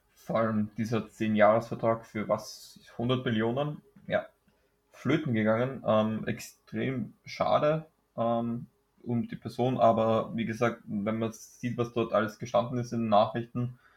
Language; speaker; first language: German; native; German